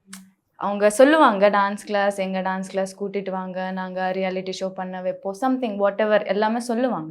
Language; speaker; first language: Tamil; non-native, local second language; Bangla